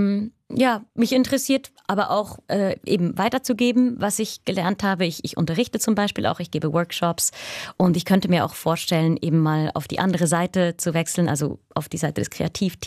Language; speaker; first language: German; native; German